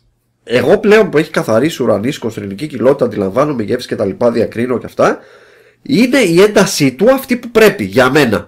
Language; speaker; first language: Greek; native; Greek